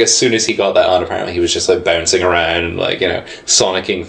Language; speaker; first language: English; native; English